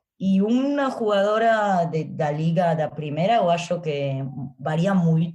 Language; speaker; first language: Portuguese; non-native, learner; Spanish